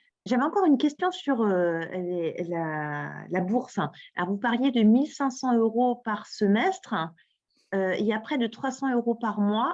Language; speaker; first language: French; native; French